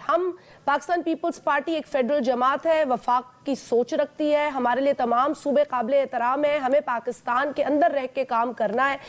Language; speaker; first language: Urdu; non-native, local second language; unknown